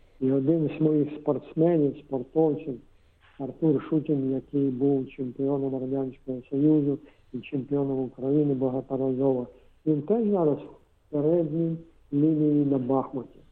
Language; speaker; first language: Ukrainian; non-native, local second language; Russian